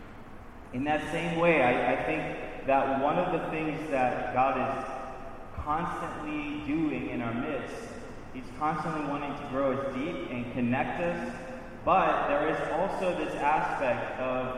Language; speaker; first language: English; native; English